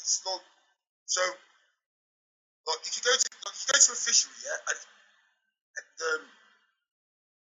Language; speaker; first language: English; native; English